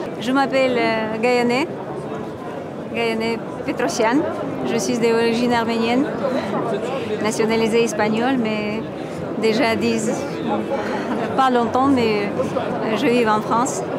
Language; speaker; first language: French; non-native, fluent; Armenian